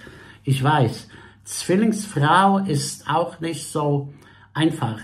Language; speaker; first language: German; non-native, fluent; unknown